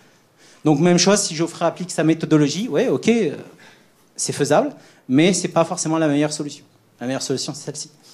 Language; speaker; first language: French; native; French